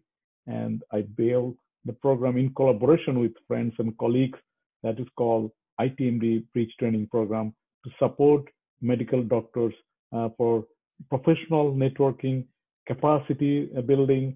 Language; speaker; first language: English; non-native, local second language; Bangla